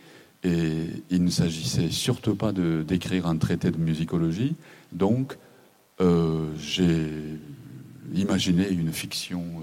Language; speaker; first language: French; non-native, fluent; Japanese